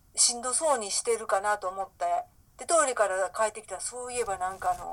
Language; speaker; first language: Japanese; native; Japanese